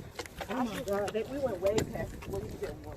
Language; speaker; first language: English; native; English